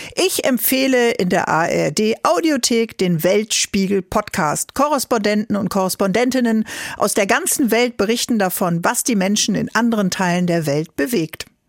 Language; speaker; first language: German; native; German